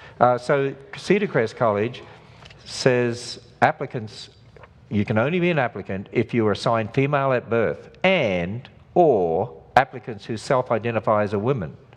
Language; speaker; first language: English; native; English